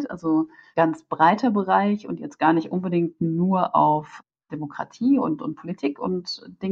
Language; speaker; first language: German; native; German